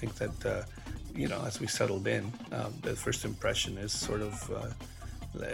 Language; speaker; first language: English; early bilingual, other home language; Spanish